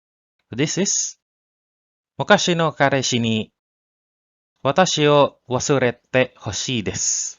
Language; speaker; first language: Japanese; non-native, learner; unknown